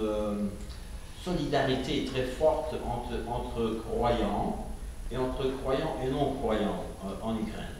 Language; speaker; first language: French; non-native, fluent; Ukrainian